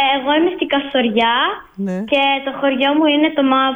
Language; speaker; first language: Greek; early bilingual, heritage; Greek